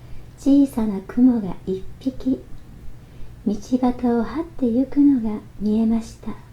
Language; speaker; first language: Japanese; native; Japanese